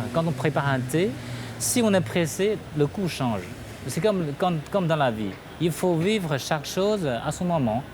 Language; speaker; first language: French; non-native, fluent; Chinese